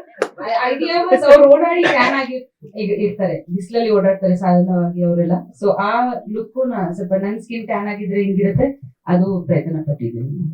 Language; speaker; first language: Kannada; non-native, fluent; Bangla